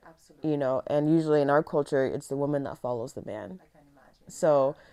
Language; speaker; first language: English; early bilingual, other home language; Yoruba